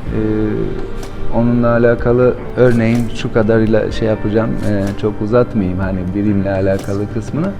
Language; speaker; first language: Turkish; non-native, fluent; Albanian